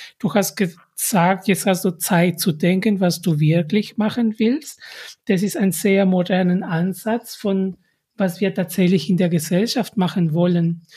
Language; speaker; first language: German; non-native, fluent; Spanish